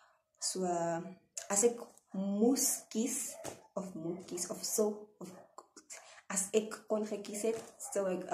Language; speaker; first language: Afrikaans; non-native, local second language; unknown